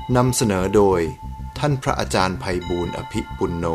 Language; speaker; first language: Thai; native; Thai